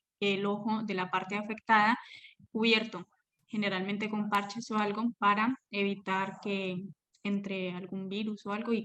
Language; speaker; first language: Spanish; native; Spanish